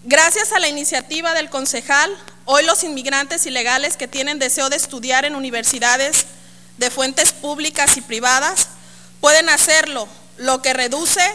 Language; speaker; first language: Spanish; native; Spanish